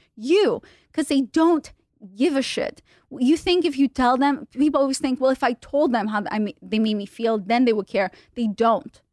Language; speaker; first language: English; non-native, fluent; Hebrew